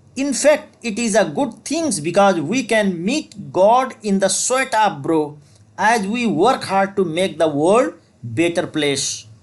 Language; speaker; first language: English; non-native, local second language; Nepali